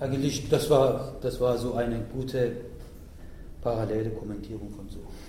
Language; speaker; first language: German; non-native, learner; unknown